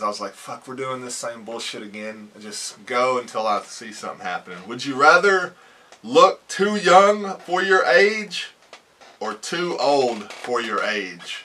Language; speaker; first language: English; native; English